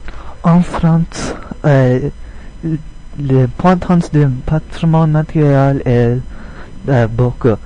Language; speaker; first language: French; non-native, learner; English